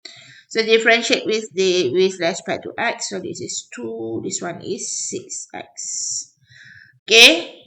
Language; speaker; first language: English; non-native, local second language; Malay